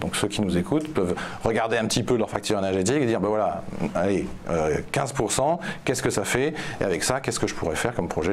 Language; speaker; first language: French; native; French